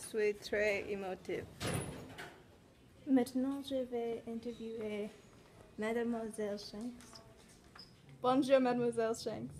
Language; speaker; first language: French; non-native, learner; English